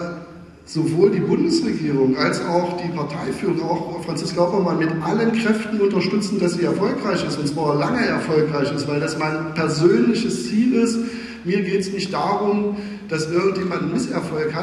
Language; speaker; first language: German; native; German